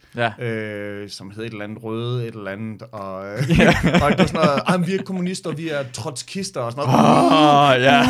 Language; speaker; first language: Danish; native; Danish